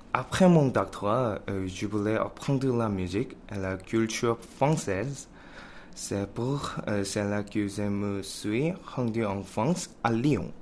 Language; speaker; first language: French; non-native, learner; Korean